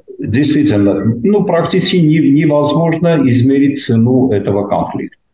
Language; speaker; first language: Russian; non-native, local second language; Armenian